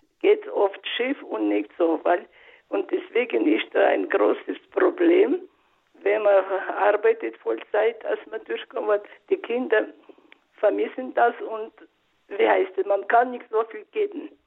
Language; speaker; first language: German; non-native, learner; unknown